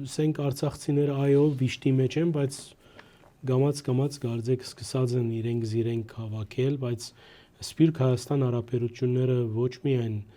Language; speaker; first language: Armenian; early bilingual, heritage; Armenian